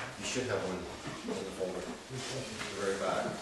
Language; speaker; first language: English; native; English